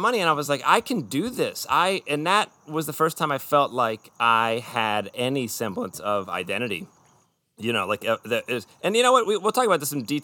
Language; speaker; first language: English; native; English